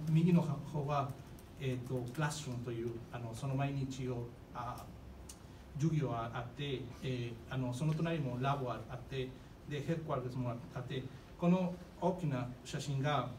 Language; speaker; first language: Japanese; non-native, fluent; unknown